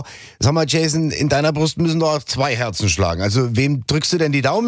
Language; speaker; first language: German; native; German